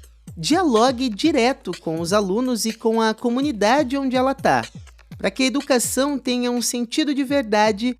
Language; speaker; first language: Portuguese; native; Portuguese